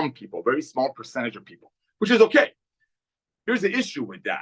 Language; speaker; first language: English; native; English